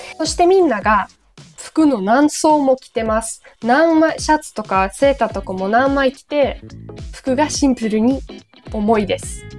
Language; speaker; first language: Japanese; non-native, fluent; Ukrainian